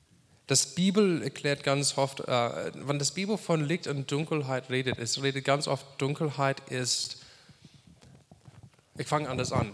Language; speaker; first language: German; non-native, fluent; English